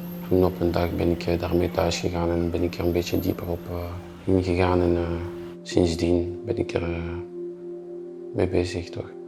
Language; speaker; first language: Dutch; non-native, local second language; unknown